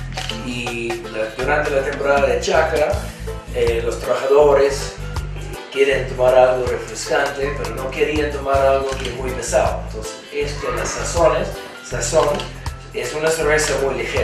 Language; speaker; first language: Spanish; non-native, fluent; English